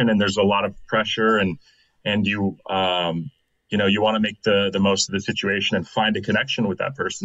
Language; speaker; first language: English; native; English